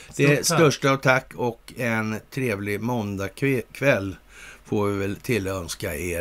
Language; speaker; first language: Swedish; native; Swedish